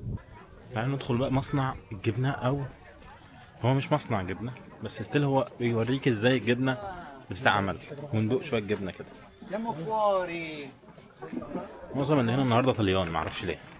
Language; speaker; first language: Arabic; native; Arabic